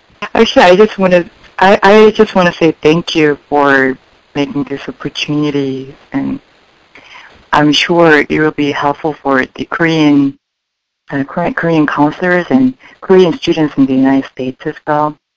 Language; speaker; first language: English; non-native, fluent; Korean